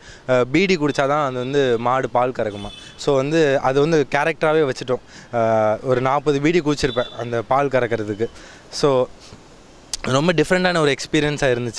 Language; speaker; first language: Tamil; native; Tamil